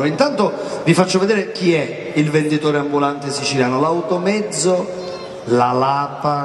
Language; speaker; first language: Italian; native; Italian